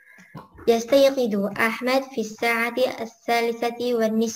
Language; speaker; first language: Arabic; non-native, learner; Indonesian